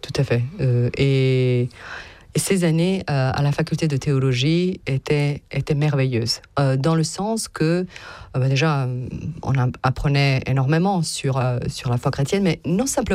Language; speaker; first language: French; non-native, fluent; Serbian